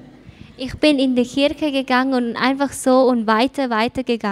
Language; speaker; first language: German; non-native, fluent; Thai